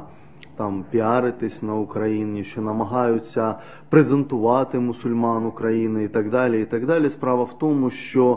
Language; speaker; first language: Ukrainian; native; Ukrainian